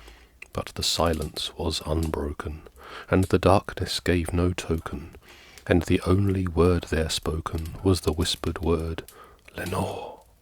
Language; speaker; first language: English; native; English